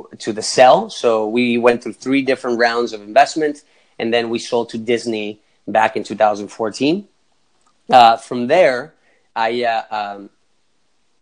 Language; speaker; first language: English; non-native, fluent; Spanish